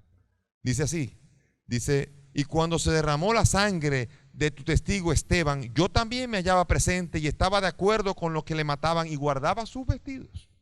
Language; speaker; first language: Spanish; native; Spanish